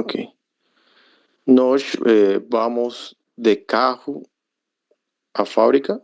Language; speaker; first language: Portuguese; non-native, learner; Spanish